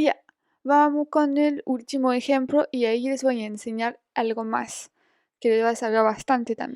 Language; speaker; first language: Spanish; non-native, fluent; French